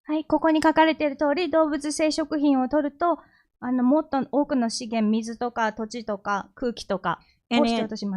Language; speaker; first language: Japanese; non-native, fluent; Korean